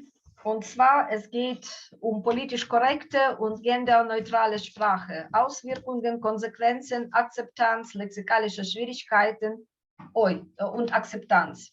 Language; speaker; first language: German; non-native, fluent; Ukrainian